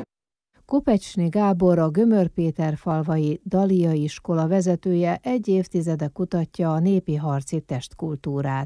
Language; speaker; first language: Hungarian; native; Hungarian